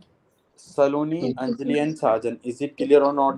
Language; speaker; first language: English; non-native, local second language; Hindi